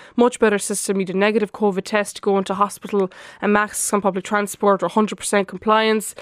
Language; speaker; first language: English; non-native, fluent; Lithuanian